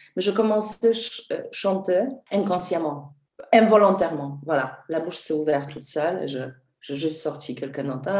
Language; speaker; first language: French; non-native, fluent; Polish